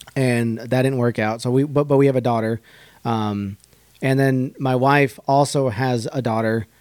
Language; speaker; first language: English; native; English